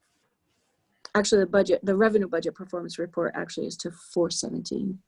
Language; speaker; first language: English; native; English